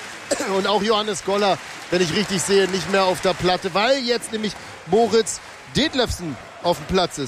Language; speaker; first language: German; native; German